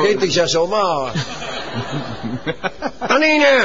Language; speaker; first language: Spanish; native; Spanish